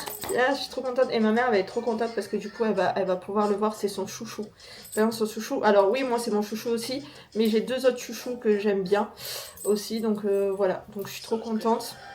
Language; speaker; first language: French; native; French